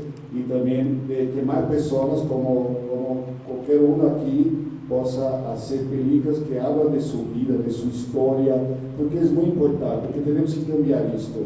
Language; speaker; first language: Spanish; non-native, learner; Portuguese